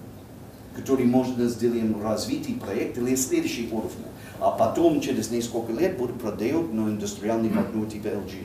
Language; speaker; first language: Russian; non-native, fluent; English